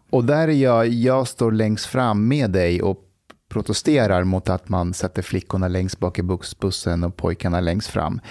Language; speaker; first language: Swedish; early bilingual, other home language; Persian